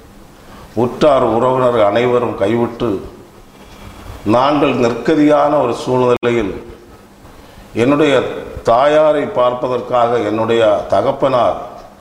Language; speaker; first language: Tamil; native; Tamil